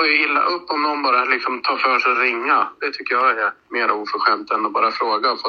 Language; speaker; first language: Swedish; native; Swedish